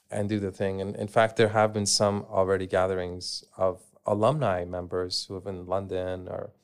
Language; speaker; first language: English; native; English